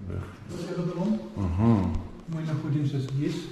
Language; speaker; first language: Russian; non-native, fluent; German